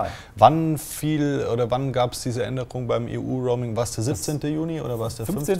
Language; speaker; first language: German; native; German